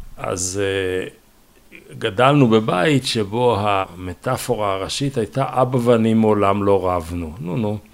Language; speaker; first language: Hebrew; native; Hebrew